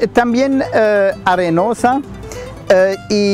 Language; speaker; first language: Spanish; non-native, fluent; German